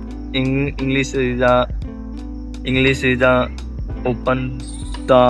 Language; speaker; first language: English; non-native, learner; Hindi